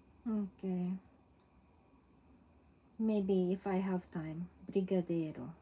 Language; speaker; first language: English; non-native, local second language; Filipino